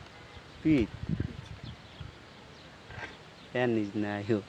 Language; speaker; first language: Russian; non-native, learner; Bangla